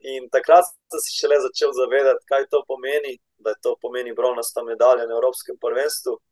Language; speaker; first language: Slovenian; native; Slovenian